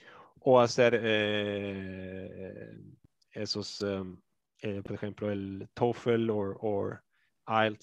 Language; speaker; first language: Spanish; non-native, fluent; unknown